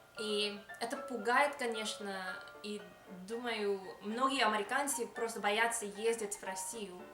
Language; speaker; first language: Russian; non-native, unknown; English